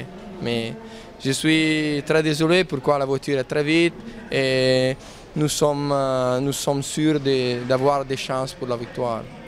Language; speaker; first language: French; non-native, learner; Italian